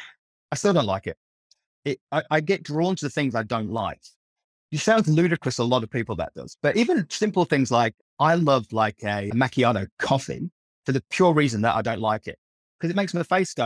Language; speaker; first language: English; native; English